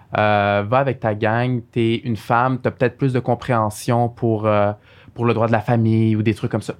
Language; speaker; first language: French; early bilingual, other home language; Arabic